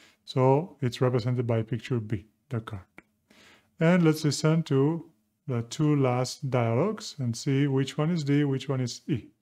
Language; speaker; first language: English; non-native, fluent; Spanish